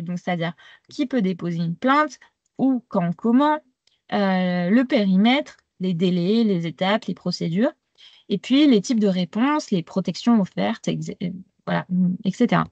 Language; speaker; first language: French; native; French